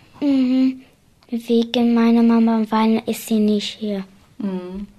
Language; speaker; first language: German; early bilingual, other home language; Arabic